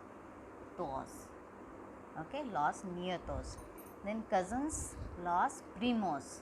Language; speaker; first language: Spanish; non-native, learner; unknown